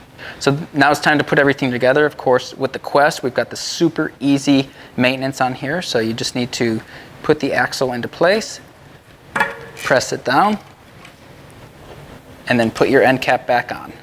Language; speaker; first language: English; native; English